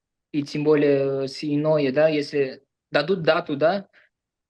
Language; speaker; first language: Russian; non-native, learner; Uzbek